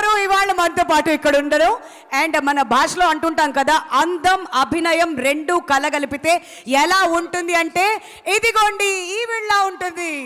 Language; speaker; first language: Telugu; native; Telugu